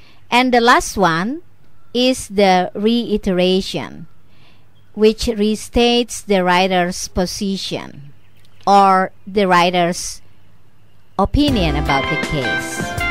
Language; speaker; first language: English; non-native, fluent; Indonesian